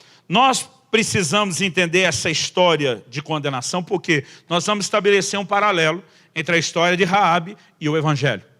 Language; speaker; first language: Portuguese; native; Portuguese